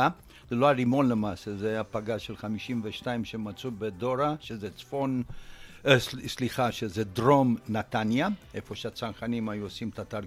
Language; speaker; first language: Hebrew; non-native, fluent; Romanian